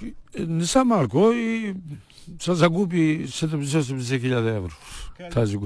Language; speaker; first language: Bulgarian; non-native, learner; Greek